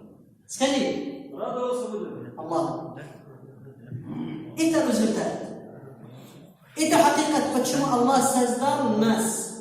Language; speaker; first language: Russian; non-native, learner; Arabic